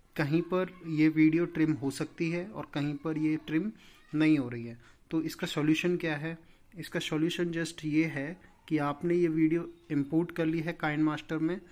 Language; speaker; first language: Hindi; native; Hindi